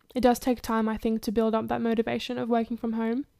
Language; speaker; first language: English; early bilingual, other home language; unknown